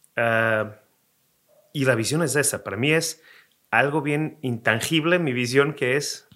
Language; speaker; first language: Spanish; non-native, fluent; Portuguese